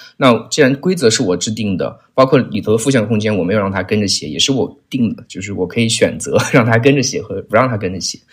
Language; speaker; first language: Chinese; native; Chinese